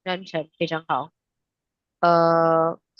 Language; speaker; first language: Chinese; non-native, fluent; Hindi